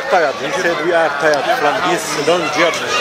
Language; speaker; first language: English; non-native, learner; Arabic